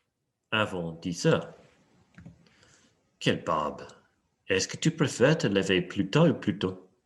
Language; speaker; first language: French; non-native, fluent; English